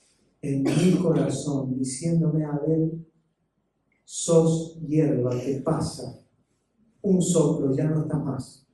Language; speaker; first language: Spanish; native; Spanish